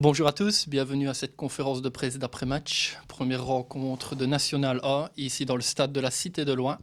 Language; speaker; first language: French; native; French